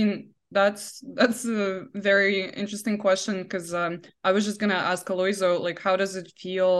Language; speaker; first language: English; non-native, fluent; Russian